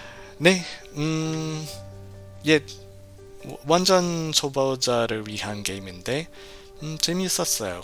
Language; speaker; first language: Korean; non-native, fluent; English